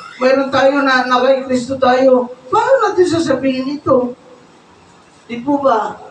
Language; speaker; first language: Filipino; non-native, local second language; Bikol